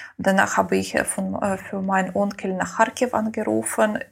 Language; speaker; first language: German; non-native, learner; Ukrainian